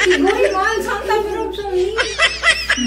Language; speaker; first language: Korean; non-native, fluent; Filipino